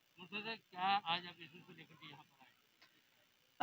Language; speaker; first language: Hindi; native; Hindi